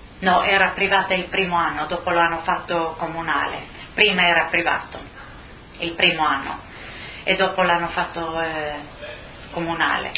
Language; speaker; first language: Italian; non-native, fluent; Swedish